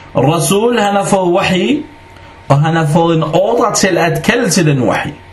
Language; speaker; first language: Danish; non-native, fluent; Arabic